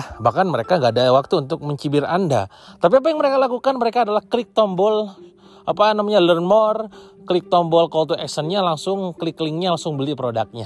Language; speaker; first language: Indonesian; native; Indonesian